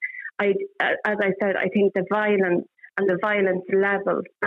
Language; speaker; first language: English; native; English